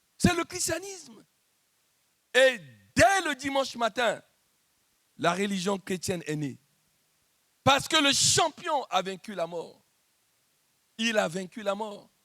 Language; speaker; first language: French; non-native, local second language; Lingala